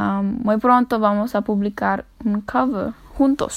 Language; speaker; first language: Spanish; non-native, fluent; English